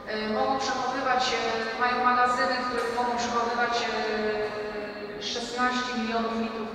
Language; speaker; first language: Polish; native; Polish